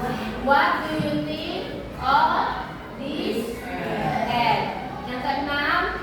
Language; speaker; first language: English; non-native, learner; Indonesian